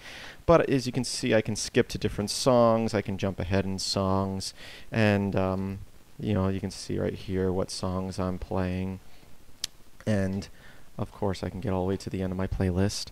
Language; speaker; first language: English; native; English